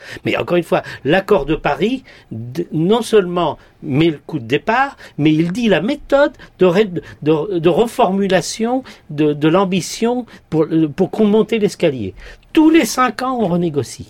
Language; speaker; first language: French; native; French